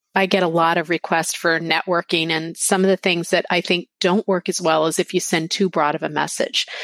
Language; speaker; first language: English; native; English